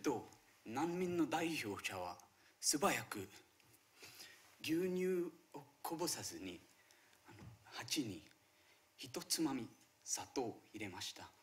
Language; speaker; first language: Japanese; non-native, fluent; Marathi